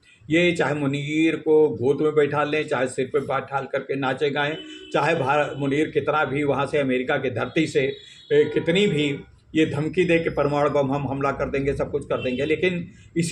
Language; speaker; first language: Hindi; native; Hindi